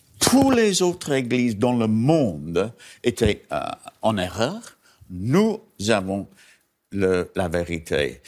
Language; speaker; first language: French; non-native, learner; English